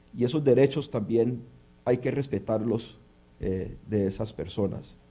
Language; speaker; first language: Spanish; early bilingual, heritage; Spanish